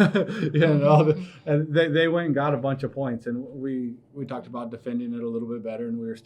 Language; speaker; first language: English; native; English